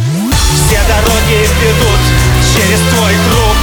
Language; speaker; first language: Russian; native; Russian